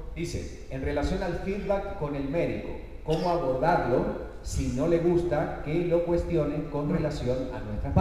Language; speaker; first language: Spanish; native; Spanish